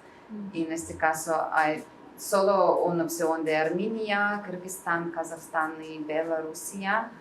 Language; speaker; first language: Spanish; non-native, learner; Russian